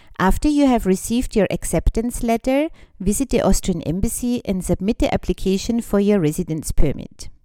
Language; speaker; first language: English; non-native, fluent; German